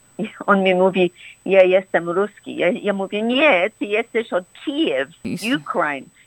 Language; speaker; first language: Polish; early bilingual, heritage; Polish